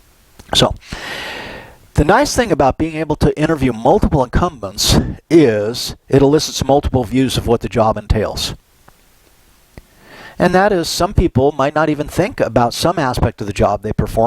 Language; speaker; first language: English; native; English